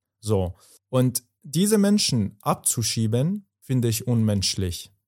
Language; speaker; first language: German; non-native, fluent; Persian